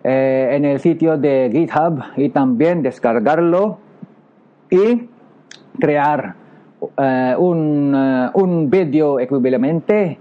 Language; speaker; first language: Spanish; non-native, learner; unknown